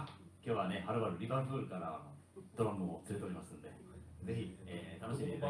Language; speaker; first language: Japanese; native; Japanese